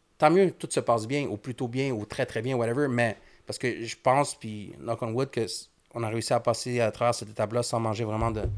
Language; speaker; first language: French; early bilingual, other home language; Spanish